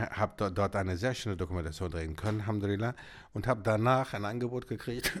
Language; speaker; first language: German; early bilingual, other home language; Greek